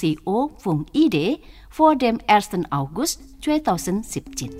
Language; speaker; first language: German; non-native, fluent; Indonesian